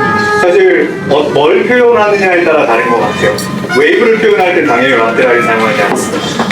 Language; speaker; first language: Korean; native; Korean